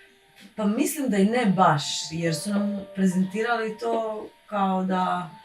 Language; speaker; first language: Bosnian; native; Bosnian